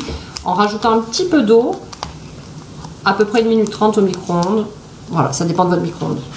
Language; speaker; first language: French; native; French